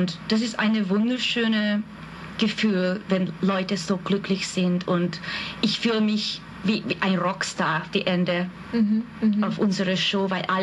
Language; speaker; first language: German; non-native, fluent; Hungarian